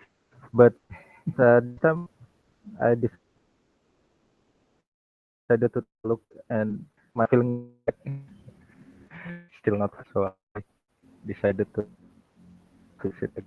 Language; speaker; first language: English; non-native, learner; Indonesian